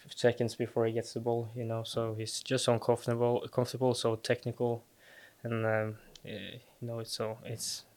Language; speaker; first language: English; non-native, fluent; Norwegian